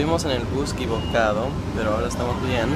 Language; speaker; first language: Spanish; non-native, learner; English